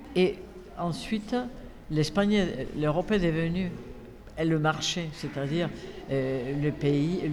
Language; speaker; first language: French; non-native, fluent; Spanish